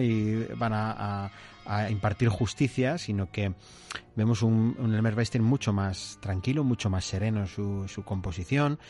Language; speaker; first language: Spanish; native; Spanish